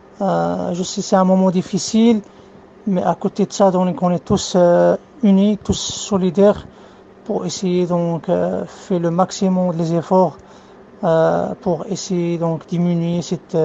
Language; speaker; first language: French; non-native, fluent; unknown